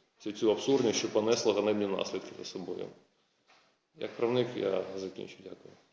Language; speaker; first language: Ukrainian; non-native, local second language; Russian